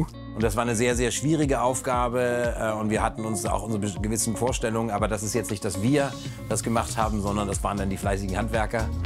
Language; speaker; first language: German; native; German